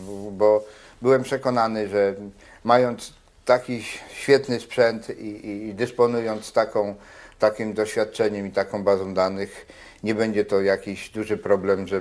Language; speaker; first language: Polish; native; Polish